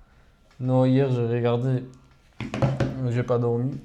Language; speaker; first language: French; non-native, fluent; Georgian